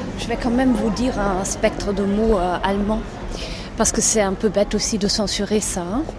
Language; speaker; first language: French; non-native, fluent; German